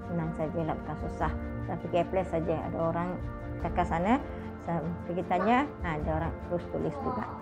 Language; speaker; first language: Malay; non-native, local second language; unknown